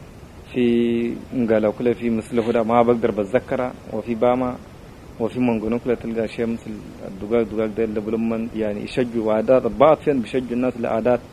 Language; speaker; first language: Arabic; native; Arabic